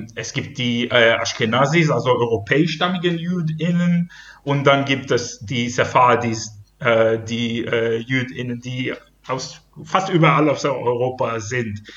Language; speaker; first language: German; non-native, fluent; Hebrew